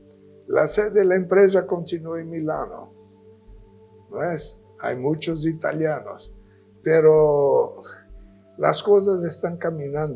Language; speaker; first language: Spanish; non-native, fluent; Portuguese